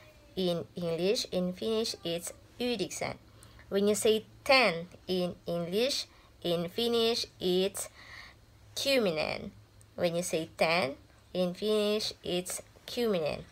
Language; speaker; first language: English; non-native, local second language; Filipino